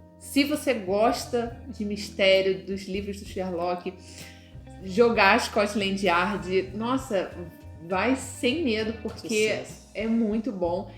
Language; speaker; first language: Portuguese; native; Portuguese